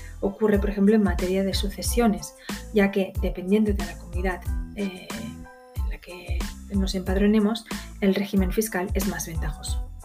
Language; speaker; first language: Spanish; native; Spanish